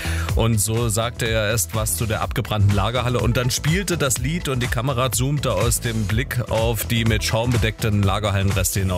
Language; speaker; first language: German; native; German